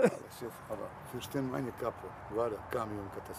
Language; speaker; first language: German; non-native, learner; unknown